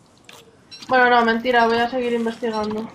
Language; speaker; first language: Spanish; native; Spanish